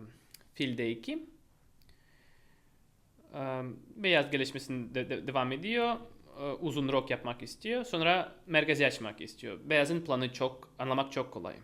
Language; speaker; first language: Turkish; non-native, fluent; Russian